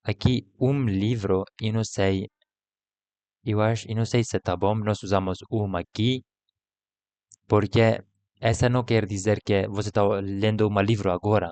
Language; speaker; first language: Portuguese; non-native, learner; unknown